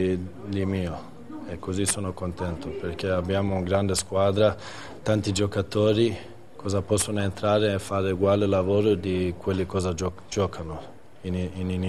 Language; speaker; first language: Italian; non-native, fluent; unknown